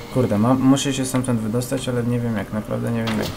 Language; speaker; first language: Polish; native; Polish